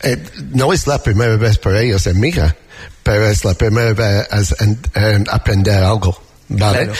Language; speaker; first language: Spanish; non-native, learner; English